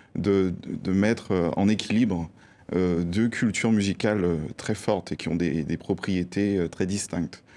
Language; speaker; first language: French; native; French